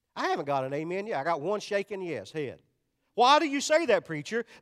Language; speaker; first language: English; native; English